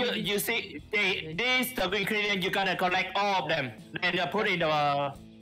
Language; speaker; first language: English; non-native, learner; Vietnamese